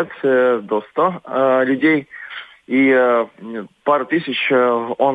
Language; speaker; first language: Russian; non-native, local second language; Latvian